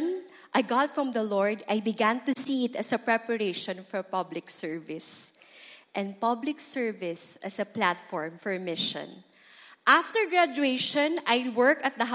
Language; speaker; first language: English; non-native, local second language; Bikol